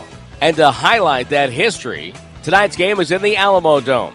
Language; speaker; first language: English; native; English